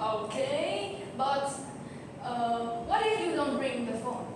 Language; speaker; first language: English; non-native, learner; Vietnamese